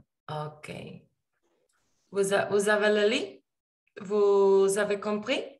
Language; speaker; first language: French; non-native, learner; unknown